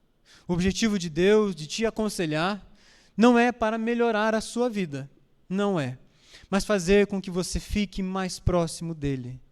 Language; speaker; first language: Portuguese; native; Portuguese